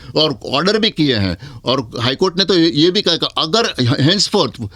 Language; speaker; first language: Hindi; non-native, local second language; Gujarati